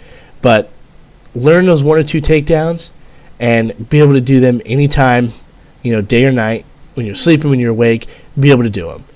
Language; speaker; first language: English; native; English